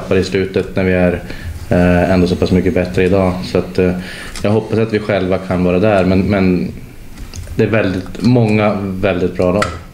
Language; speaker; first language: Swedish; native; Swedish